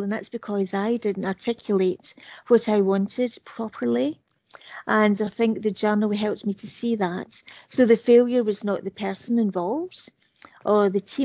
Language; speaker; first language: English; native; English